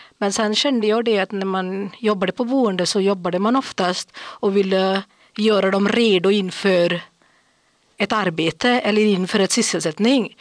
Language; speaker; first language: Swedish; non-native, fluent; English